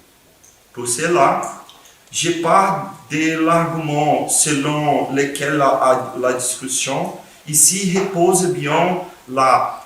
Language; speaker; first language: French; non-native, fluent; Portuguese